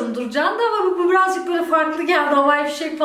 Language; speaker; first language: Turkish; native; Turkish